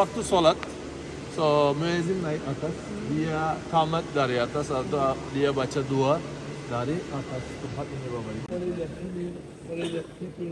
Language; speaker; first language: Indonesian; non-native, fluent; Turkish